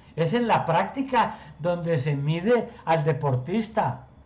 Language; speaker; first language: Spanish; native; Spanish